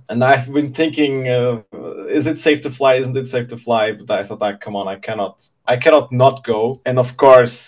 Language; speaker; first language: English; non-native, fluent; Czech